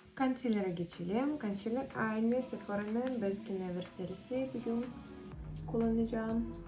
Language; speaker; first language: Turkish; non-native, fluent; Russian